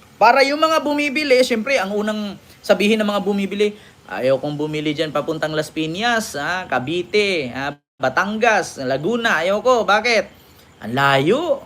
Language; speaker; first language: Filipino; native; Filipino